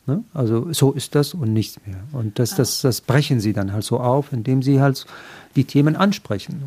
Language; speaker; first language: German; non-native, fluent; Arabic